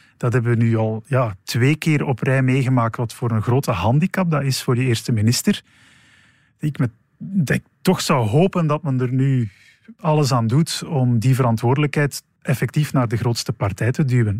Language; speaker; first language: Dutch; native; Dutch